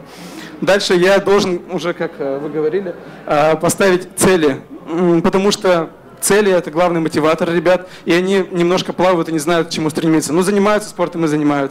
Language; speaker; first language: Russian; native; Russian